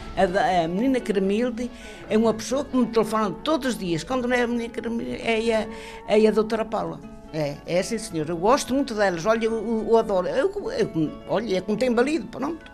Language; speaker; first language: Portuguese; native; Portuguese